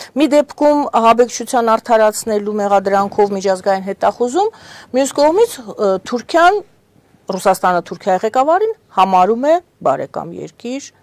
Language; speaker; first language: Armenian; native; Armenian